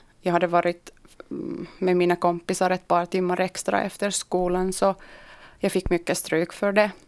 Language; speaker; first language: Swedish; early bilingual, other home language; Kurdish